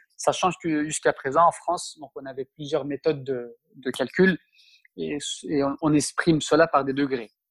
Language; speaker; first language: French; early bilingual, other home language; Turkish